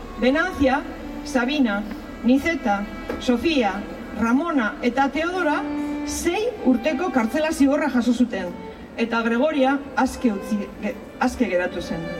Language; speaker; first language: Basque; native; Basque